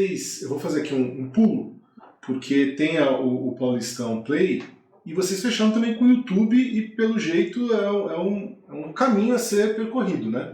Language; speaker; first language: Portuguese; native; Portuguese